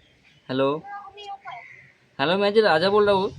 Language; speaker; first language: Hindi; non-native, local second language; Bangla